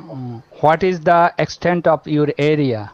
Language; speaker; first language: English; non-native, learner; Bangla